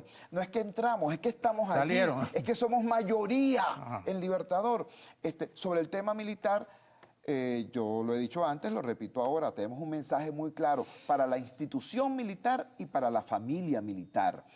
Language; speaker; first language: Spanish; native; Spanish